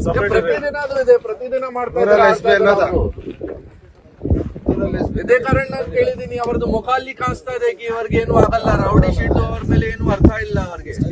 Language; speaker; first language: Kannada; non-native, learner; Hindi